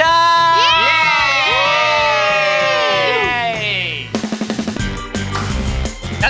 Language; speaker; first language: Japanese; native; Japanese